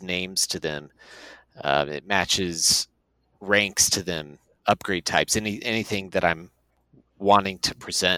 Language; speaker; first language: English; native; English